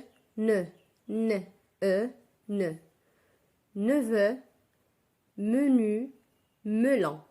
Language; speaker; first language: French; non-native, local second language; Arabic